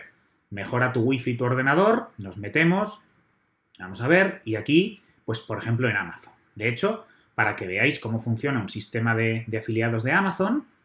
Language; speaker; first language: Spanish; native; Spanish